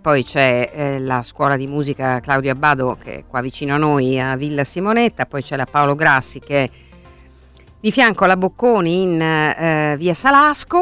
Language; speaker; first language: Italian; native; Italian